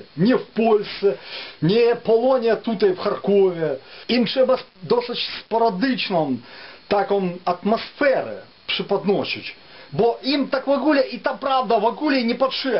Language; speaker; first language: Polish; non-native, fluent; Ukrainian